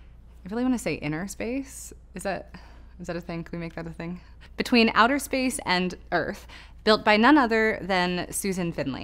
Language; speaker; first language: English; native; English